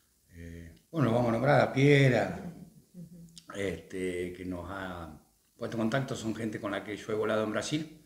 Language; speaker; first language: Spanish; native; Spanish